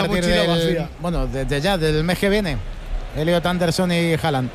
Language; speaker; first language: Spanish; native; Spanish